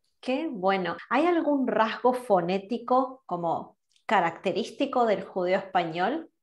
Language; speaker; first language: Spanish; native; Spanish